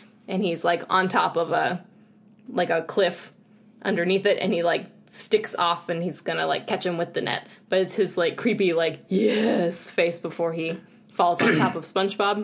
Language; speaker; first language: English; native; English